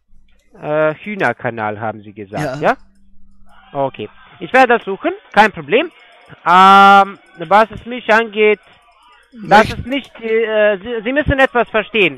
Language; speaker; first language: German; non-native, fluent; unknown